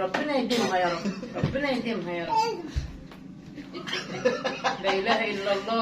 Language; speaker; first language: Arabic; native; Arabic